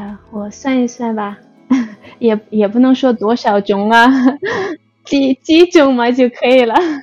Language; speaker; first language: Chinese; non-native, fluent; Russian